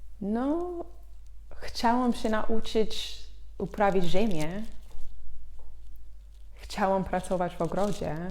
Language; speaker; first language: Polish; non-native, fluent; English